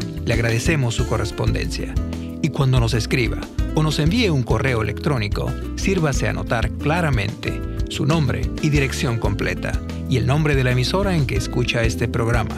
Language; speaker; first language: Spanish; native; Spanish